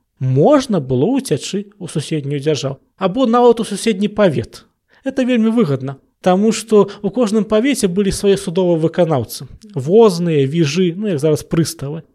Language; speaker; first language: Belarusian; non-native, local second language; Russian